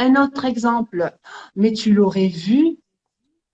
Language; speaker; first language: French; native; French